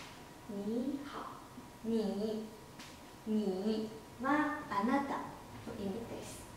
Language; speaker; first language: Japanese; non-native, fluent; Chinese